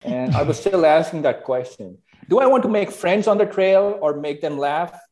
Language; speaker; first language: English; non-native, local second language; Hindi